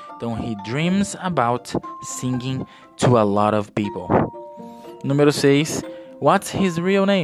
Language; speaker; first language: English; non-native, fluent; Portuguese